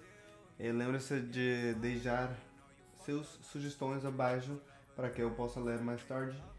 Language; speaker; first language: Portuguese; non-native, learner; Spanish